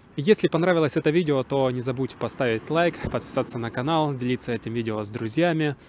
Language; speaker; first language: Russian; native; Russian